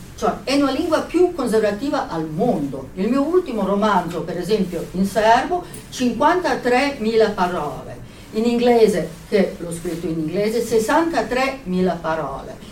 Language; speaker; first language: Italian; early bilingual, other home language; Serbian